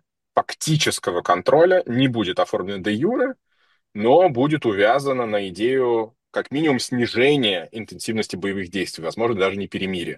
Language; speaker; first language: Russian; native; Russian